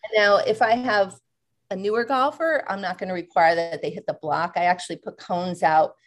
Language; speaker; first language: English; native; English